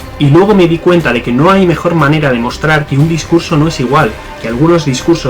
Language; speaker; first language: Spanish; native; Spanish